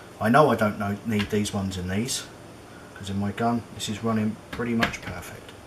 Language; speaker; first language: English; native; English